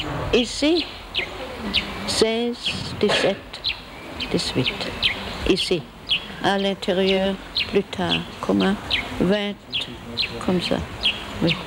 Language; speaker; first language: French; non-native, learner; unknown